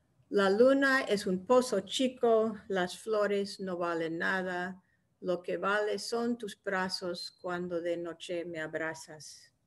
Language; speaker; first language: Spanish; non-native, fluent; English